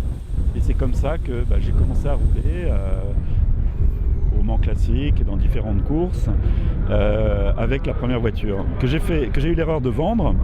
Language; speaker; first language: French; native; French